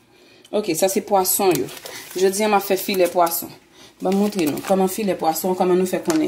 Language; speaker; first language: French; non-native, learner; Haitian Creole